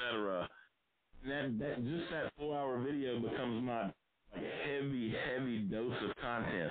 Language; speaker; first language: English; native; English